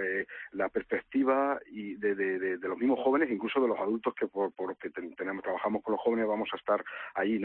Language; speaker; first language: Spanish; native; Spanish